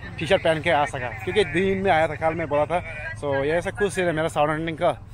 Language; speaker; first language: Hindi; non-native, local second language; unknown